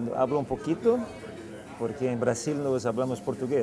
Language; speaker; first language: Spanish; non-native, learner; Portuguese